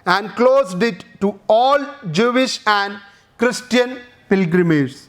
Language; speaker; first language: English; non-native, local second language; Malayalam